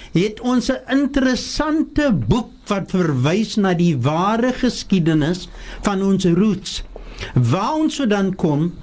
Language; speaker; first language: Afrikaans; early bilingual, heritage; Afrikaans